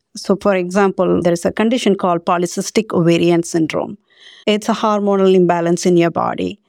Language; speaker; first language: English; non-native, local second language; Tamil